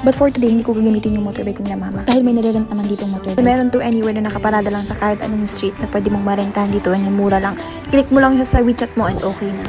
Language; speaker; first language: Filipino; native; Filipino